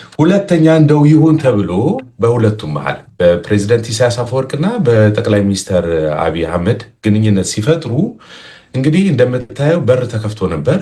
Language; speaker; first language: Amharic; non-native, local second language; Tigrinya